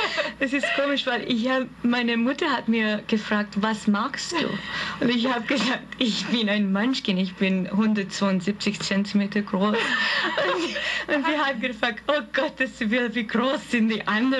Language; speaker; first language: German; non-native, fluent; Hungarian